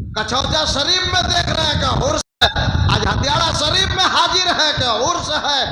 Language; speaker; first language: Urdu; non-native, local second language; Bangla